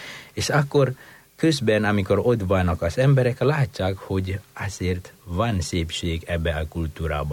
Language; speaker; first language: Hungarian; non-native, fluent; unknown